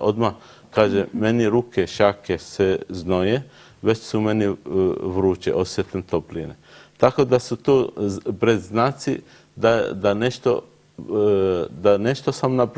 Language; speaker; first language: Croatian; non-native, learner; Arabic